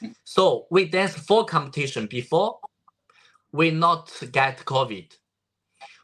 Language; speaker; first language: English; non-native, learner; Chinese